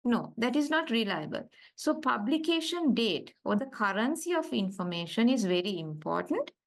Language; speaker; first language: English; non-native, local second language; Sinhala